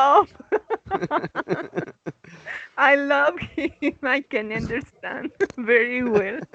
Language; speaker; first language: English; non-native, learner; Spanish